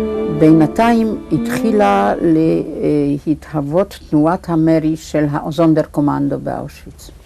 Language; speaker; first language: Hebrew; non-native, fluent; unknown